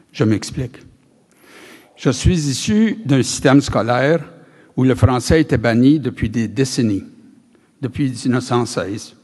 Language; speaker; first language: French; native; French